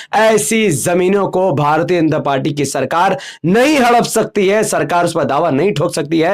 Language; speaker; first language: Hindi; native; Hindi